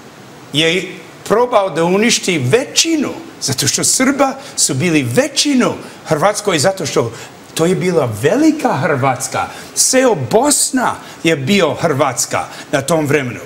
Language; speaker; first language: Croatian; early bilingual, heritage; English